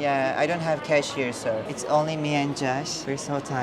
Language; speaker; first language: English; non-native, fluent; Turkish